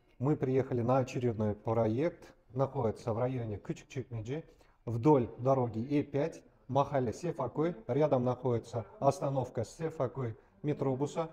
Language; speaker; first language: Russian; non-native, local second language; Kazakh